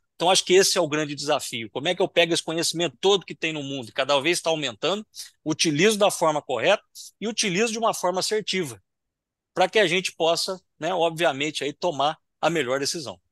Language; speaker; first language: Portuguese; native; Portuguese